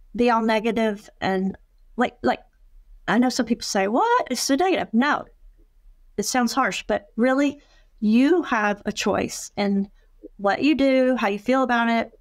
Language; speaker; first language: English; native; English